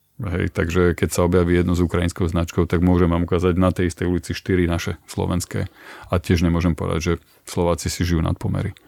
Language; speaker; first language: Slovak; native; Slovak